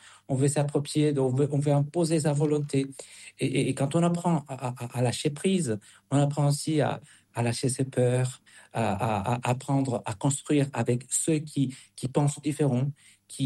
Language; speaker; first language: French; non-native, fluent; Spanish